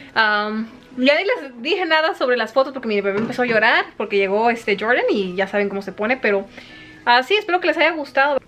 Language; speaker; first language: Spanish; early bilingual, heritage; Spanish